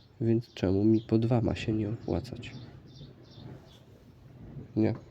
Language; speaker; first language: Polish; native; Polish